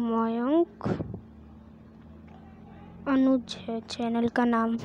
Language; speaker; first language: Hindi; native; Hindi